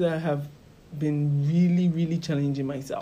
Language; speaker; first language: English; non-native, local second language; Ewe